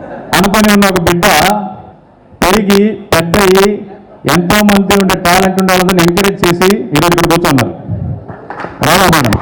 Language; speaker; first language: Telugu; native; Telugu